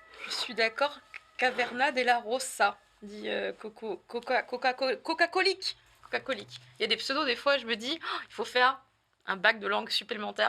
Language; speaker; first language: French; native; French